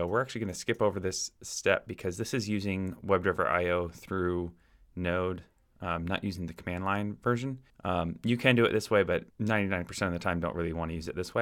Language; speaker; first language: English; native; English